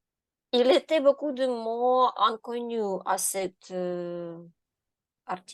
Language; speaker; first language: French; non-native, learner; Ukrainian